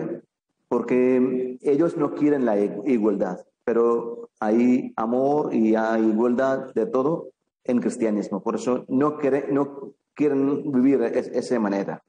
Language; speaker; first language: Spanish; non-native, fluent; Malayalam